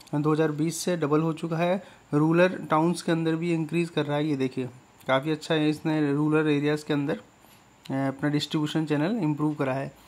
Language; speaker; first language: Hindi; native; Hindi